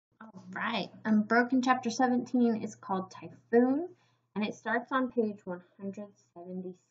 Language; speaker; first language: English; native; English